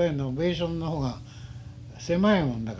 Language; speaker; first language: Japanese; native; Japanese